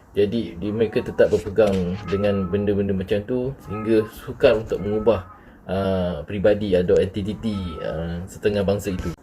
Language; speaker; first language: Malay; native; Malay